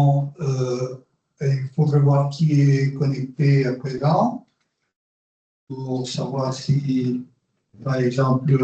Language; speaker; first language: French; non-native, fluent; Spanish